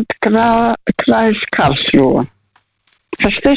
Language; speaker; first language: German; early bilingual, heritage; Russian